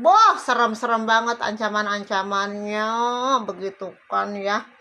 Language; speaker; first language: Indonesian; native; Indonesian